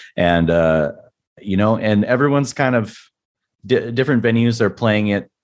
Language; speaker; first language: English; native; English